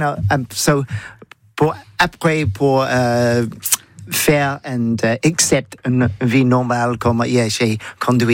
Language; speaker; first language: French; non-native, learner; English